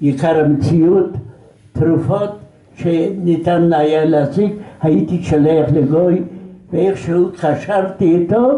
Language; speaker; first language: Hebrew; non-native, fluent; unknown